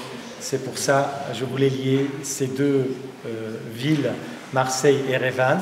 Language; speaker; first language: French; non-native, local second language; Armenian